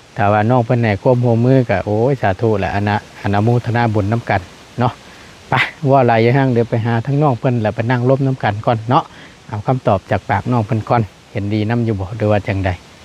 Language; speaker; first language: Lao; native; Lao